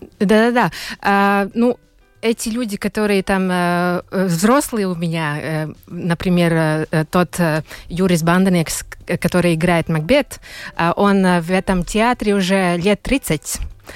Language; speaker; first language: Russian; non-native, local second language; Latvian